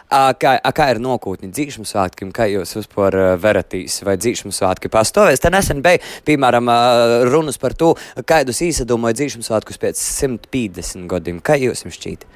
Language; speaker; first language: Latvian; native; Latvian